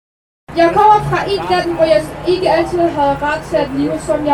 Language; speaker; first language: Danish; non-native, learner; Kurdish